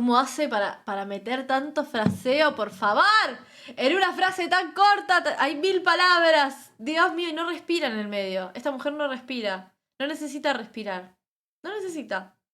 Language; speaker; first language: Spanish; native; Spanish